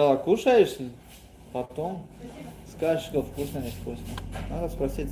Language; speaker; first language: Russian; non-native, fluent; Tajik